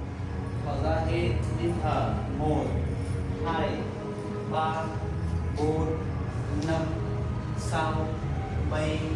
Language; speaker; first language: Vietnamese; non-native, learner; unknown